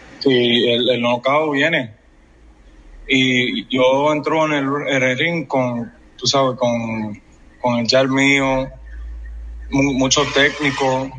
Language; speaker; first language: Spanish; early bilingual, heritage; English